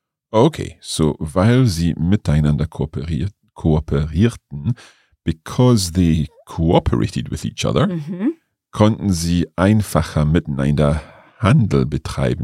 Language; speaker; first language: German; non-native, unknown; English